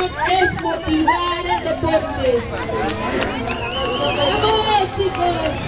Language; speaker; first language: Spanish; native; Spanish